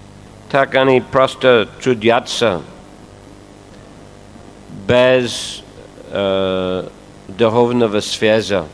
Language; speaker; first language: Russian; non-native, fluent; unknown